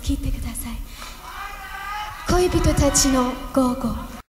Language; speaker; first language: Japanese; non-native, learner; Cantonese